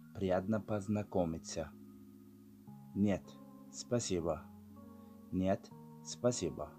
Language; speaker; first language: Russian; non-native, fluent; Tajik